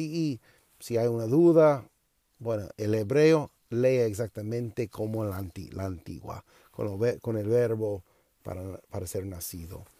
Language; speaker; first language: Spanish; non-native, learner; English